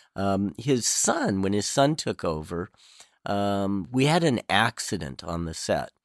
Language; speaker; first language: English; native; English